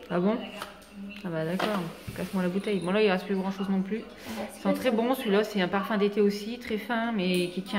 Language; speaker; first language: French; native; French